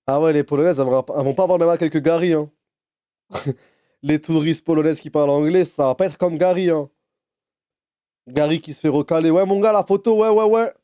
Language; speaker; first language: French; native; French